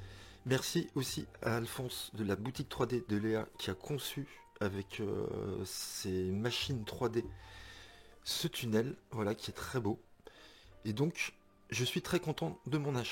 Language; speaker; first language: French; native; French